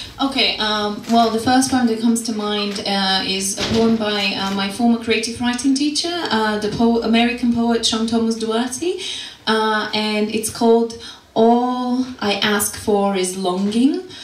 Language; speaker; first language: English; non-native, fluent; Macedonian